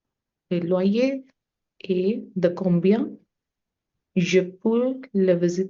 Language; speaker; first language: French; non-native, learner; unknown